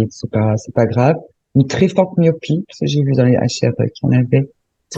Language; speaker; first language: French; native; French